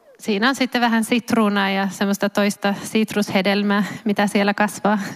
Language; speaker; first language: Finnish; early bilingual, heritage; Finnish